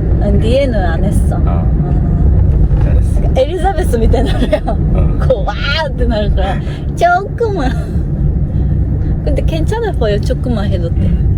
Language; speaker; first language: Korean; non-native, learner; Japanese